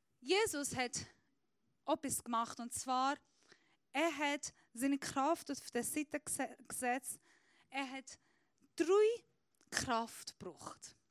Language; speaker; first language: German; non-native, fluent; Persian